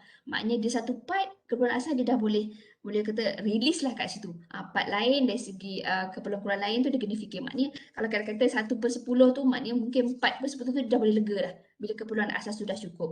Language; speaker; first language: Malay; native; Malay